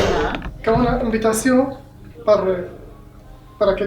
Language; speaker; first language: Catalan; non-native, learner; Arabic